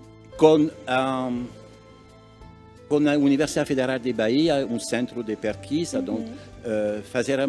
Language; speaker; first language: Portuguese; non-native, learner; French